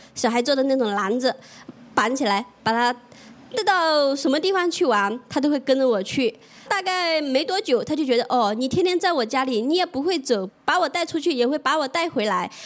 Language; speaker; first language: Chinese; native; Chinese